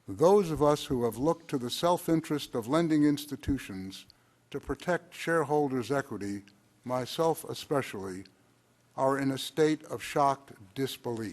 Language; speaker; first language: English; native; English